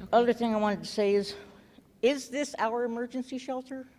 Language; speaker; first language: English; native; English